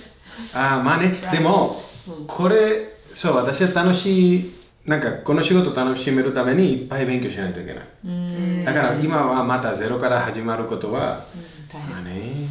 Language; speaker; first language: Japanese; non-native, fluent; Spanish